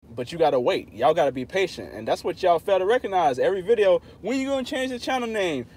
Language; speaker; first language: English; native; English